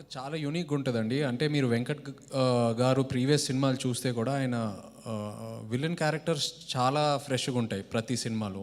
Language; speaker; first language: Telugu; native; Telugu